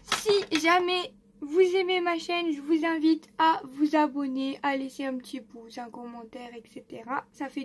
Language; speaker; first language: French; native; French